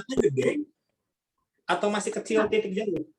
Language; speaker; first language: Indonesian; native; Indonesian